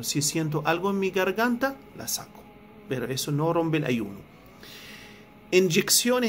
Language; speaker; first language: Spanish; non-native, fluent; Arabic